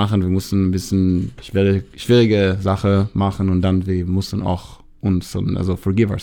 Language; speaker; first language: German; non-native, learner; Hebrew